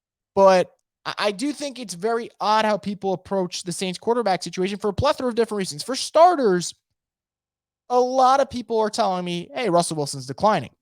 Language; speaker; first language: English; native; English